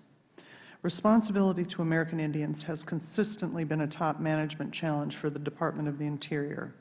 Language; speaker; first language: English; native; English